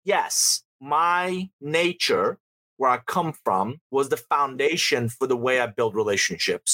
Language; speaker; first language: English; non-native, fluent; Persian